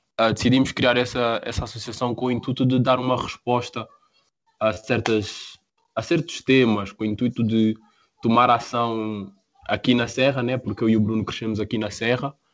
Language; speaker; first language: Portuguese; native; Portuguese